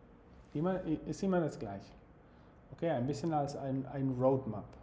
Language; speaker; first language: German; non-native, fluent; Spanish